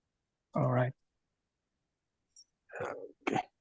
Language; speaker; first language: English; non-native, learner; Indonesian